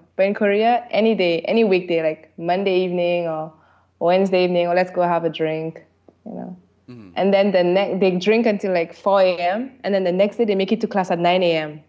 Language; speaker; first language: English; early bilingual, other home language; French